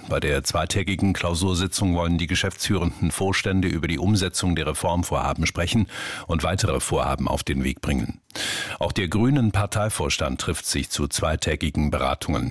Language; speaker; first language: German; native; German